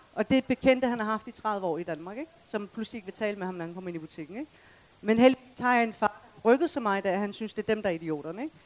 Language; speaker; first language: Danish; early bilingual, other home language; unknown